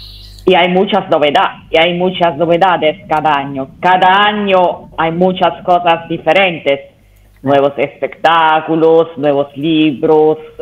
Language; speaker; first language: Spanish; non-native, learner; Italian